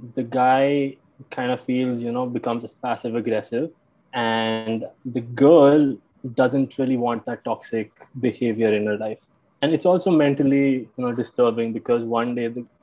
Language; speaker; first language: English; non-native, local second language; Hindi